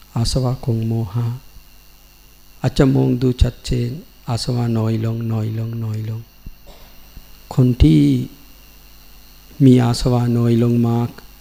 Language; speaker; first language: Thai; non-native, learner; Sinhala